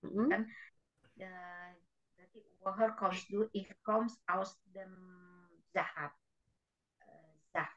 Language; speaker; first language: German; non-native, learner; Indonesian